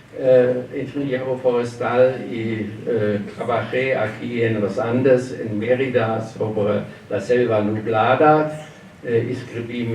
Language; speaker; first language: Spanish; non-native, learner; German